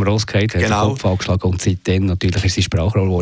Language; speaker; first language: German; native; German